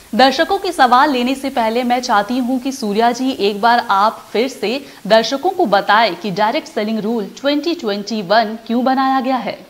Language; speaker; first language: Hindi; native; Hindi